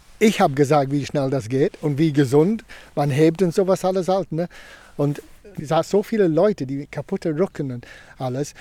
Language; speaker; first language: German; non-native, fluent; English